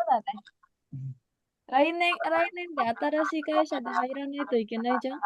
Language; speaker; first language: Japanese; non-native, learner; Indonesian